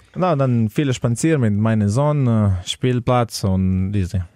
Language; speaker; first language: German; non-native, fluent; Slovenian